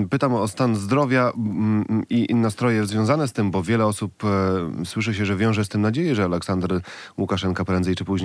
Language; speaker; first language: Polish; native; Polish